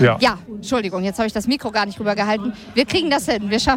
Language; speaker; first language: German; native; German